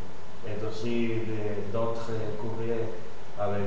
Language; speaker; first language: French; non-native, learner; Spanish